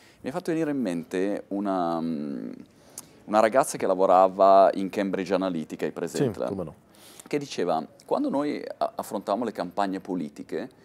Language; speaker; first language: Italian; native; Italian